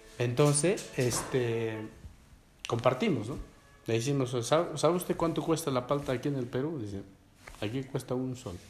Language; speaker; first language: Spanish; non-native, local second language; Quechua